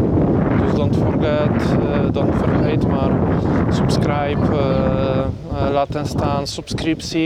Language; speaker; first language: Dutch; non-native, learner; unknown